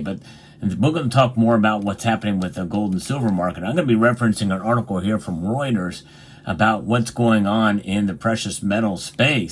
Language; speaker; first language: English; native; English